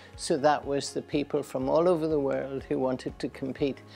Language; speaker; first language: English; native; English